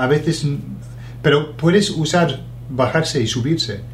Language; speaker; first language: Spanish; non-native, fluent; English